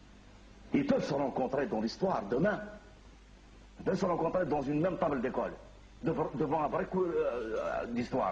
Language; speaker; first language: French; non-native, local second language; Kabyle